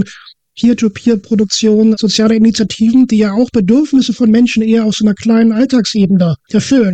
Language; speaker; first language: German; native; German